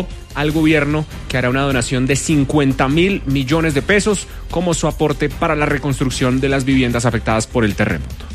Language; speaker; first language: Spanish; native; Spanish